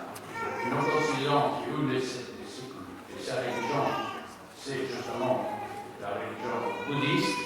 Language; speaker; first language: French; non-native, learner; Spanish